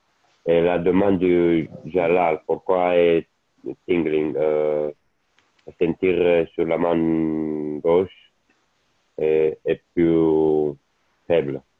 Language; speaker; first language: French; non-native, learner; Italian